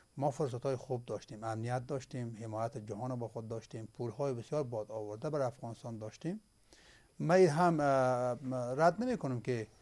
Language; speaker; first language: Persian; native; Persian